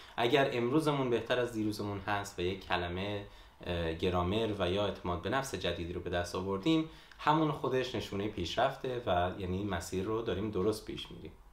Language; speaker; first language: Persian; early bilingual, heritage; Persian